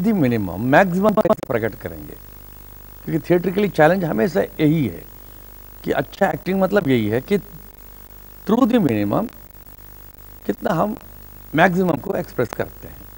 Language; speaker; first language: Hindi; non-native, local second language; Kannada